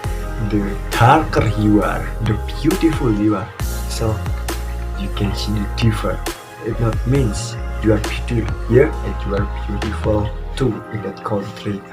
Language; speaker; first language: English; non-native, learner; Indonesian